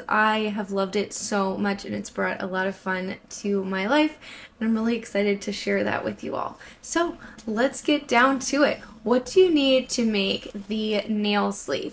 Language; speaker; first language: English; native; English